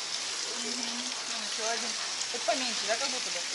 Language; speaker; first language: Russian; native; Russian